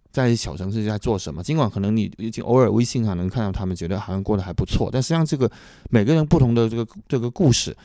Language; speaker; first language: Chinese; native; Chinese